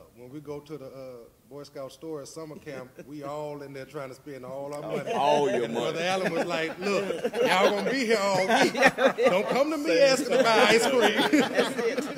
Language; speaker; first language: English; native; English